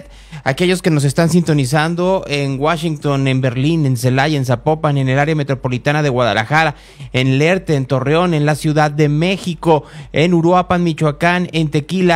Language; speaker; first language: Spanish; native; Spanish